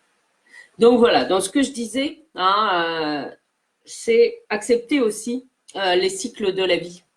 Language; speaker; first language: French; native; French